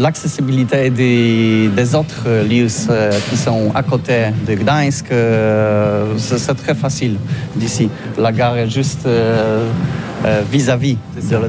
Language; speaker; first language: French; non-native, learner; Polish